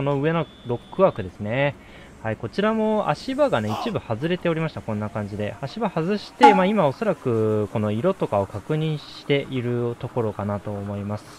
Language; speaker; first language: Japanese; native; Japanese